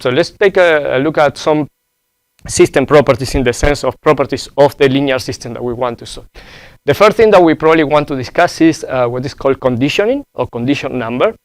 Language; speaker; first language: English; non-native, fluent; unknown